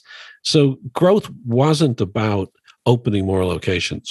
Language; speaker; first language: English; native; English